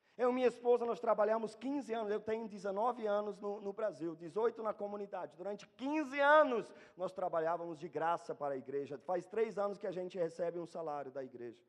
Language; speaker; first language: Portuguese; non-native, fluent; German